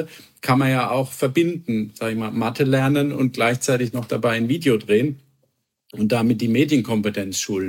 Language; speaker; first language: German; native; German